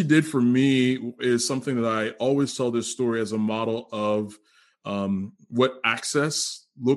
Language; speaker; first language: English; native; English